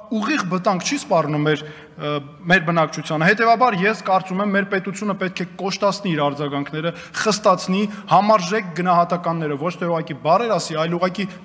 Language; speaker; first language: Armenian; native; Armenian